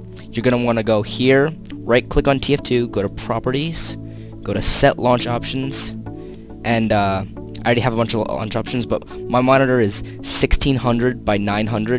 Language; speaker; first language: English; native; English